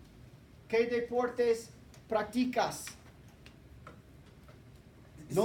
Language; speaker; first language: Spanish; non-native, fluent; English